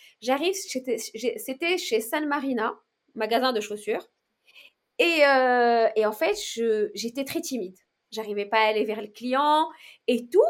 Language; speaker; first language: French; non-native, local second language; Arabic